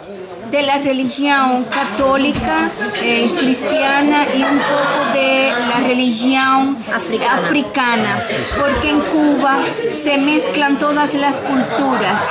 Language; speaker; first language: Portuguese; non-native, learner; Spanish